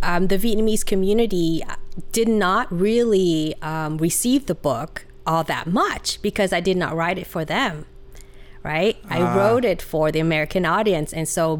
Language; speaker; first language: English; early bilingual, other home language; Vietnamese